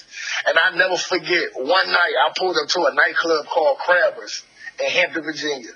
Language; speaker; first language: English; native; English